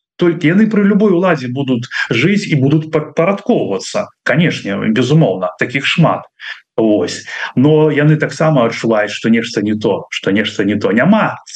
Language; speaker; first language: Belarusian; non-native, local second language; Russian